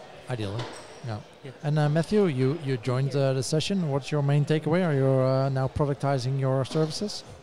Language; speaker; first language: English; non-native, fluent; Dutch